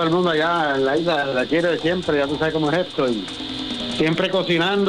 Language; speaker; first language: Spanish; early bilingual, heritage; Spanish